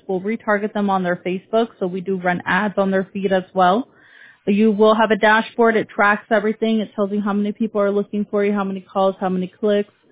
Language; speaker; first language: English; early bilingual, other home language; Spanish